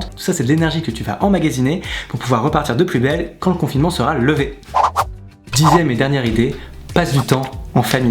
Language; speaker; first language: French; native; French